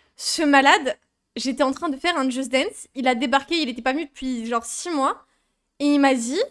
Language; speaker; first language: French; native; French